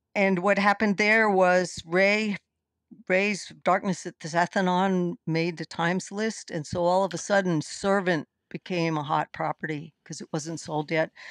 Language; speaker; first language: English; native; English